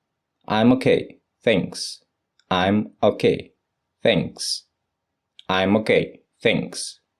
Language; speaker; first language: English; non-native, fluent; Russian